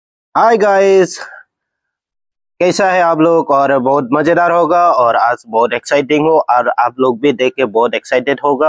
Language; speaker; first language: Hindi; non-native, local second language; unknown